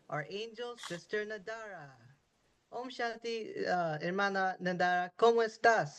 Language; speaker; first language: Spanish; non-native, learner; English